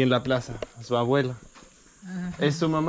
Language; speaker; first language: Spanish; non-native, learner; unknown